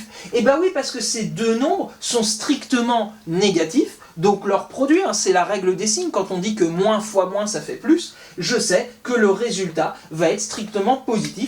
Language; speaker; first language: French; native; French